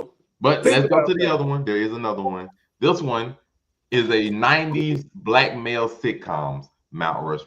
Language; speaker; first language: English; native; English